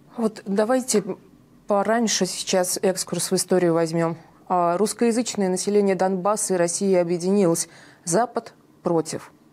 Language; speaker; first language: Russian; native; Russian